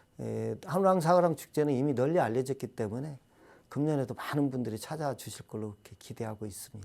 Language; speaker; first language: Korean; native; Korean